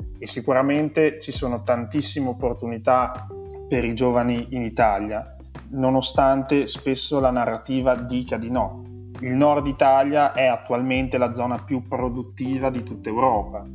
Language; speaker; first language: Italian; native; Italian